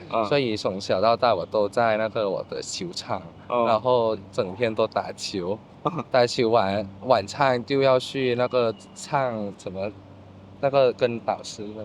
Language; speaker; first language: Chinese; non-native, fluent; Thai